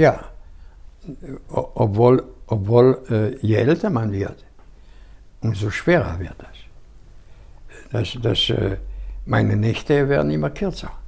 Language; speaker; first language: German; non-native, fluent; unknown